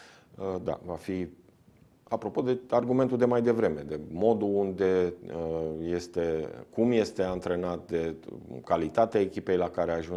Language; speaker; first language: Romanian; native; Romanian